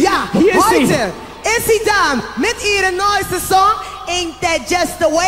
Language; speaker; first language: German; non-native, learner; English